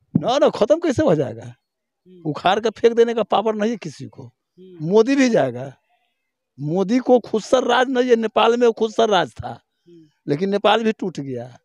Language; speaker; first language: Hindi; native; Hindi